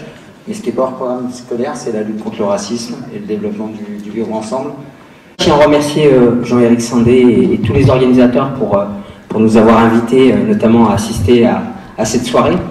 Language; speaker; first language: French; native; French